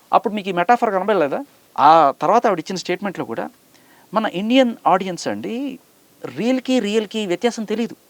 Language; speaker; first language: Telugu; native; Telugu